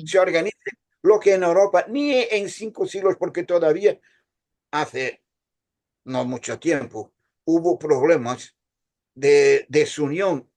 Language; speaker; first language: Spanish; non-native, fluent; Portuguese